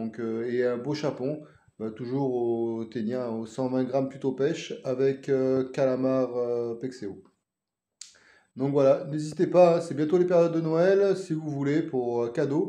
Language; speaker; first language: French; native; French